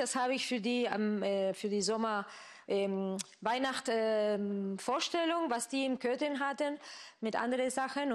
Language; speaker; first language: German; non-native, fluent; Spanish